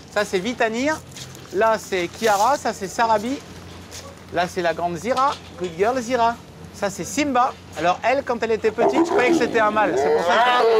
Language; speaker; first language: French; native; French